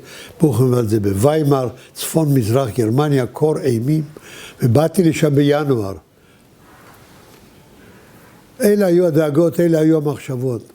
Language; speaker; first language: Hebrew; early bilingual, other home language; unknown